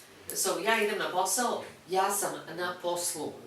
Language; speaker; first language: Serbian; non-native, fluent; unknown